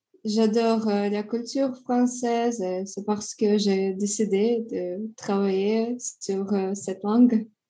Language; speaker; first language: French; non-native, learner; Russian